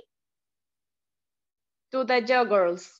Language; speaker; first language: English; non-native, learner; Spanish